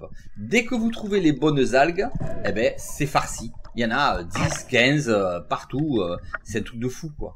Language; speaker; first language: French; native; French